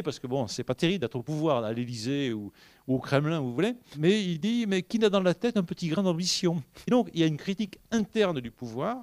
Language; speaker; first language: French; native; French